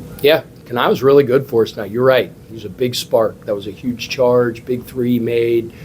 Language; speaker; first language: English; native; English